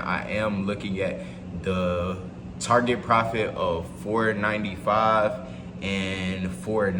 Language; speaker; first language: English; native; English